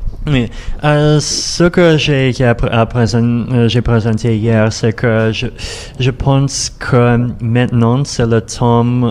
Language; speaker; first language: French; non-native, learner; Russian